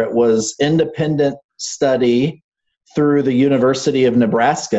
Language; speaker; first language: English; native; English